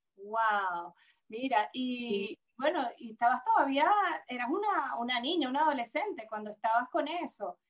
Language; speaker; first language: Spanish; native; Spanish